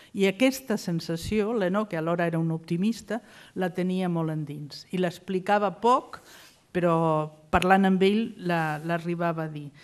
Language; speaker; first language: Catalan; non-native, fluent; Spanish